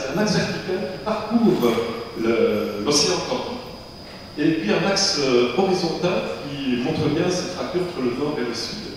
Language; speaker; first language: French; native; French